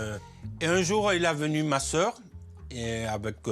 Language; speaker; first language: French; non-native, fluent; Spanish